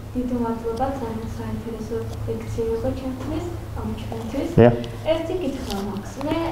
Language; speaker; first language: Georgian; non-native, local second language; Azerbaijani